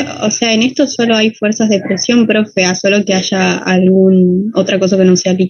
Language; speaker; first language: Spanish; native; Spanish